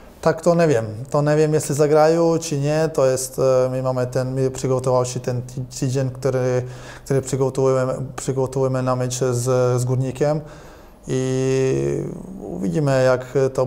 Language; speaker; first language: Polish; non-native, learner; Croatian